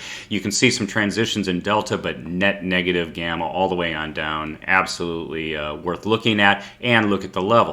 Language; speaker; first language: English; native; English